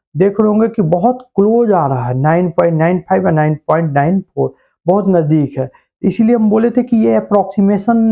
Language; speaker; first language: Hindi; native; Hindi